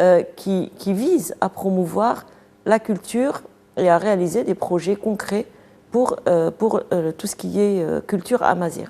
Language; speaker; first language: French; non-native, local second language; Arabic